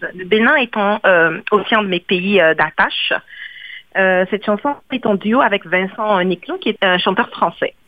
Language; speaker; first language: French; non-native, local second language; Kongo